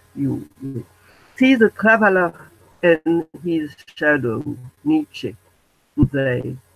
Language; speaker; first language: English; non-native, learner; French